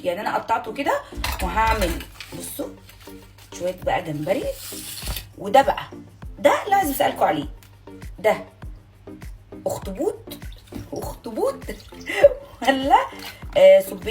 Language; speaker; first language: Arabic; native; Arabic